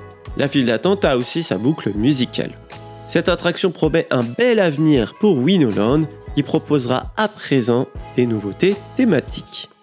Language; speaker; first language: French; native; French